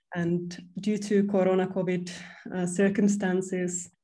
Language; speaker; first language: English; non-native, fluent; Finnish